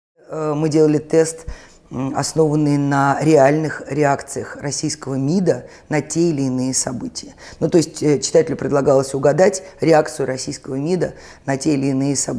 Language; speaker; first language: Russian; native; Russian